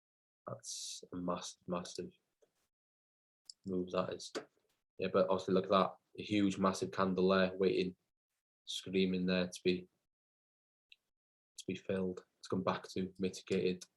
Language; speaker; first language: English; native; English